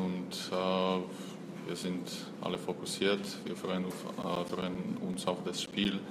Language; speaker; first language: German; non-native, fluent; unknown